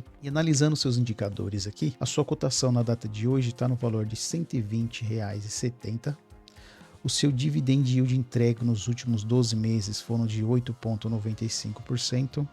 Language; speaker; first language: Portuguese; native; Portuguese